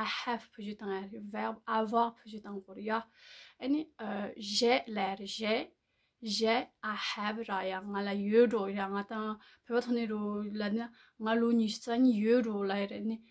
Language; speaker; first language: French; non-native, learner; Tibetan